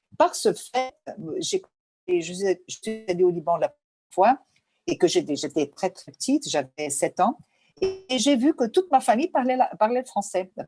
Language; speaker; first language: French; non-native, fluent; Portuguese